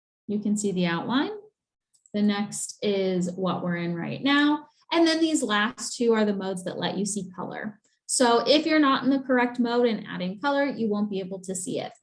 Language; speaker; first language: English; native; English